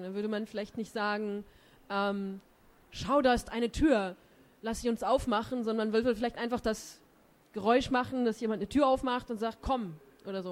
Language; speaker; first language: German; native; German